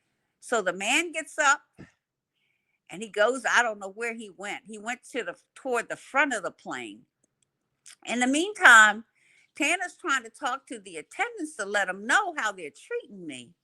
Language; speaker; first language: English; native; English